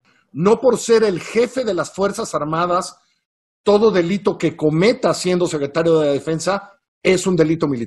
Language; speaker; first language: Spanish; native; Spanish